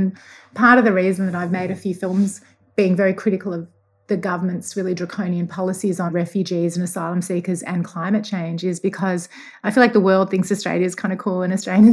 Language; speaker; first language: English; native; English